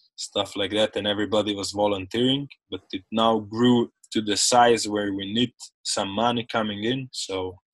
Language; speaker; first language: English; non-native, fluent; Slovenian